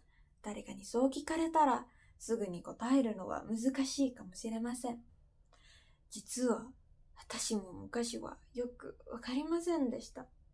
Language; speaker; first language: Japanese; non-native, fluent; Indonesian